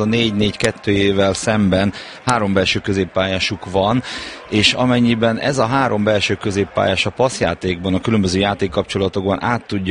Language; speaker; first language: Hungarian; native; Hungarian